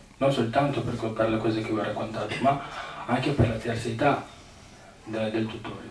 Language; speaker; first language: Italian; non-native, fluent; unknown